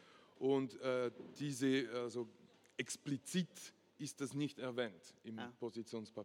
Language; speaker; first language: German; non-native, local second language; French